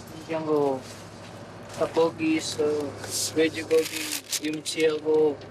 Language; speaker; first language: Korean; non-native, learner; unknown